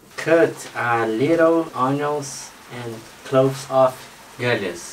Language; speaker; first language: English; non-native, learner; Portuguese